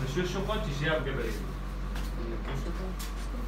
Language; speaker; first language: Russian; non-native, learner; Arabic